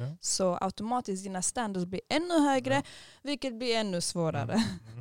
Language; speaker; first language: Swedish; early bilingual, other home language; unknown